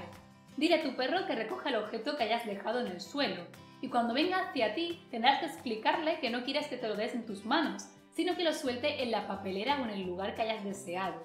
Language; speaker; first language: Spanish; native; Spanish